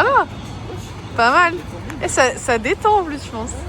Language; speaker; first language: French; native; French